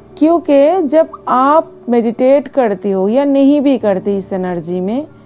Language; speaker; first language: Hindi; non-native, local second language; Bangla